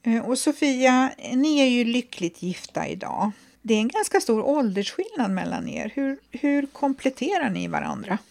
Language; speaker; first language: Swedish; native; Swedish